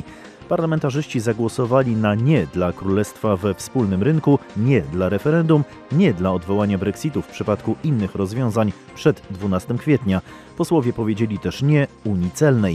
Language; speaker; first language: Polish; native; Polish